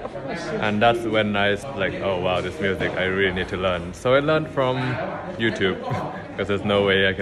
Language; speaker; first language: English; non-native, fluent; Thai